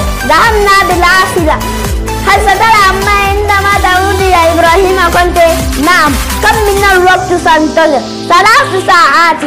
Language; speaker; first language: Arabic; non-native, learner; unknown